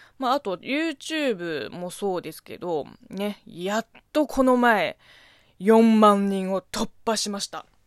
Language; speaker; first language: Japanese; non-native, fluent; Chinese